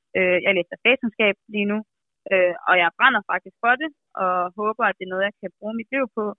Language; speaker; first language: Danish; native; Danish